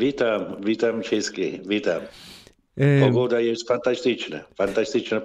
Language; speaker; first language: Polish; non-native, learner; Italian